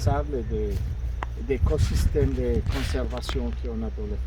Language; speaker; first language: French; non-native, fluent; Spanish